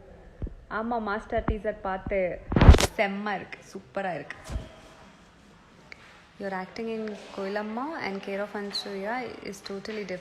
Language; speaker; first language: Tamil; non-native, fluent; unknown